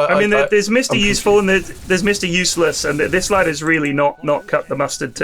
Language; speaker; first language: English; native; English